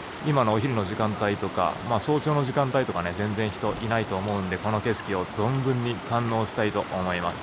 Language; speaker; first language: Japanese; native; Japanese